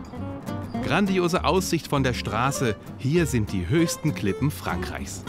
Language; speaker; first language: German; native; German